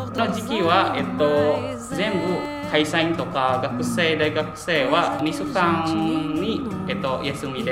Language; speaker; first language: Japanese; non-native, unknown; Indonesian